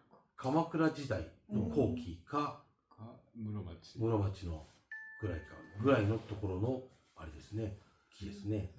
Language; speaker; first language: Japanese; native; Japanese